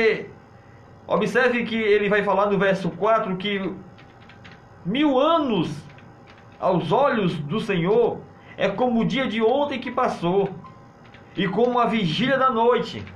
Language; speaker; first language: Portuguese; native; Portuguese